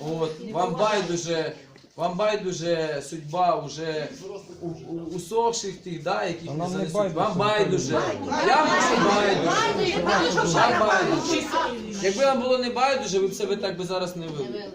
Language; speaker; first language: Ukrainian; native; Ukrainian